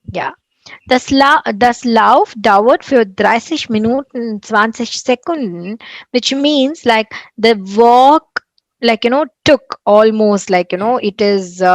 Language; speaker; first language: German; non-native, fluent; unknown